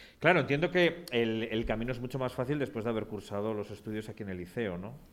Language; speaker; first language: Spanish; native; Spanish